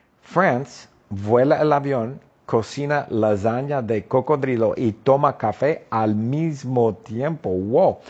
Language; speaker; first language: Spanish; non-native, fluent; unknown